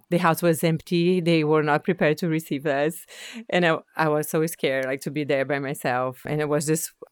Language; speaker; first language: English; non-native, fluent; Portuguese